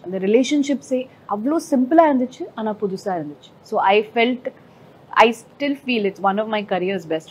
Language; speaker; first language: Tamil; non-native, fluent; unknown